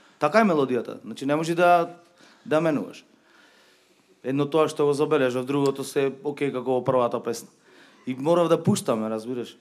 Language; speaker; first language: Macedonian; native; Macedonian